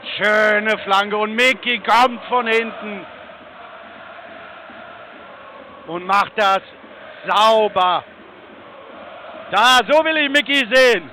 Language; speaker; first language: German; native; German